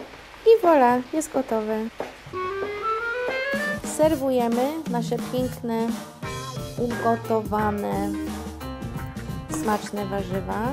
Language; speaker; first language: Polish; early bilingual, heritage; Polish